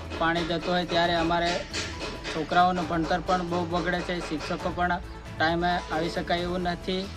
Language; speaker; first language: Gujarati; non-native, local second language; Rathawi